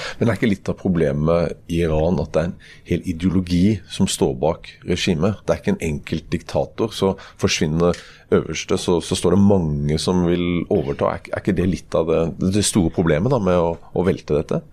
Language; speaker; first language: Norwegian; native; Norwegian